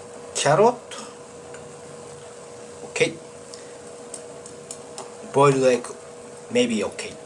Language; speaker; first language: English; non-native, learner; Japanese